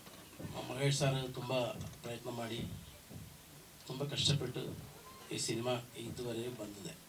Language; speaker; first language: Kannada; non-native, learner; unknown